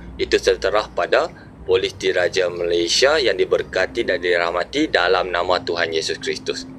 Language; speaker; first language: Malay; native; Malay